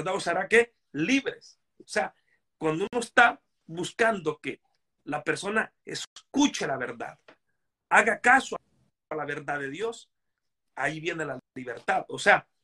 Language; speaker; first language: Spanish; native; Spanish